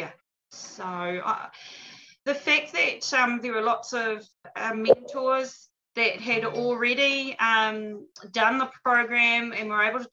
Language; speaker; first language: English; native; English